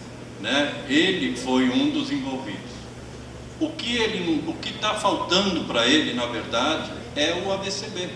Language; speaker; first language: Portuguese; native; Portuguese